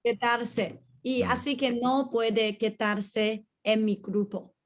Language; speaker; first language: Spanish; non-native, learner; English